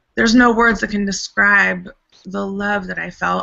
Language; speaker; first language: English; native; English